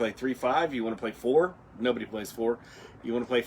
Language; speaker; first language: English; native; English